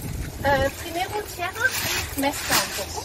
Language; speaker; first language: Spanish; non-native, learner; German